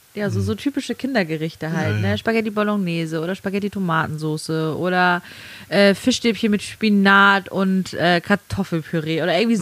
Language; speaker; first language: German; native; German